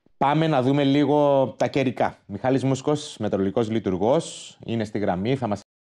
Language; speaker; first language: Greek; native; Greek